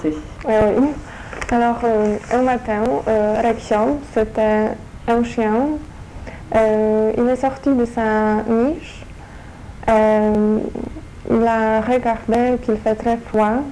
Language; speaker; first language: French; non-native, fluent; Polish